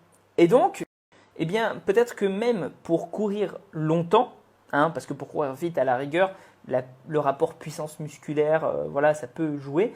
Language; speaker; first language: French; native; French